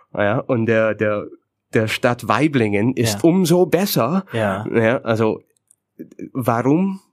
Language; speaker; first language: German; non-native, fluent; English